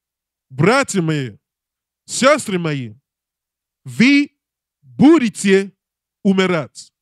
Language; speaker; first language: Russian; non-native, learner; English